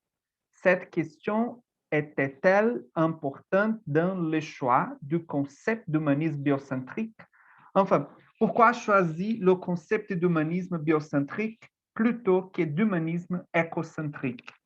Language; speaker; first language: French; non-native, fluent; Portuguese